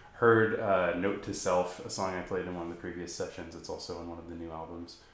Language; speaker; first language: English; native; English